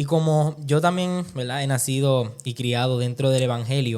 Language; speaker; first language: Spanish; native; Spanish